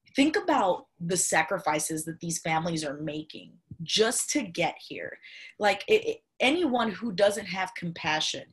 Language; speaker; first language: English; early bilingual, other home language; Spanish